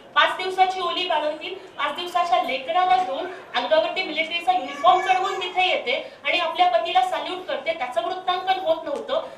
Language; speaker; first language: Marathi; non-native, local second language; Telugu